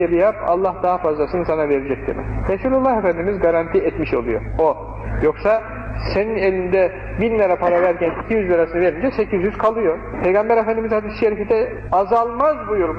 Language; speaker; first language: Turkish; native; Turkish